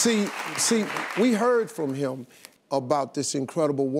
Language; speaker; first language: English; native; English